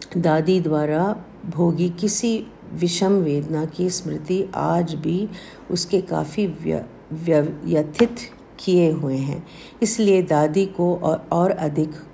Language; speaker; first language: Hindi; non-native, local second language; Tamil